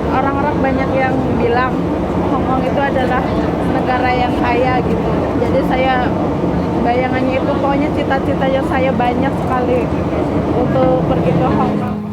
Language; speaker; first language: Indonesian; native; Indonesian